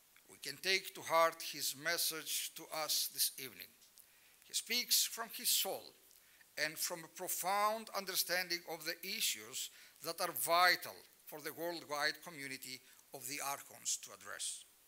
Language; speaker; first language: English; non-native, fluent; Greek